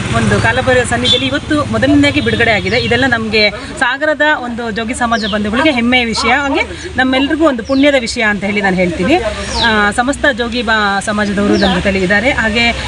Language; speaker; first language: Kannada; native; Kannada